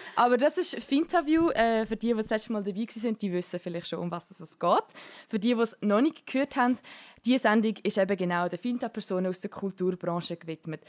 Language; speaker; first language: German; native; German